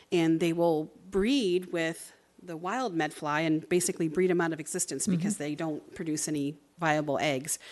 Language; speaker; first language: English; native; English